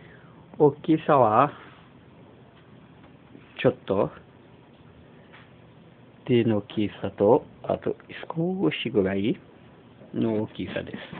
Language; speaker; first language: Japanese; non-native, fluent; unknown